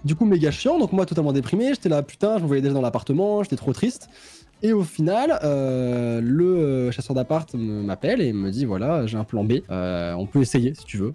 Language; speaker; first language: French; native; French